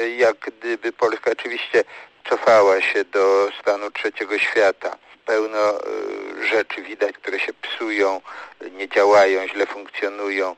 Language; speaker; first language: Polish; native; Polish